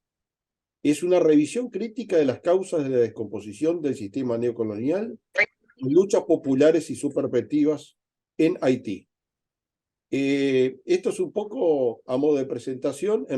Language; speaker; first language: Spanish; native; Spanish